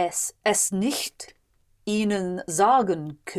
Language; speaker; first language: German; non-native, learner; English